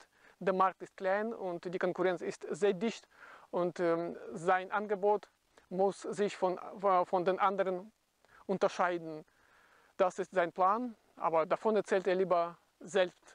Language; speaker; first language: German; non-native, fluent; Russian